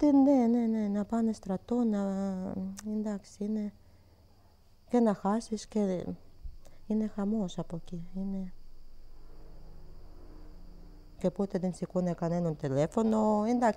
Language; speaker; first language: Greek; non-native, learner; Ukrainian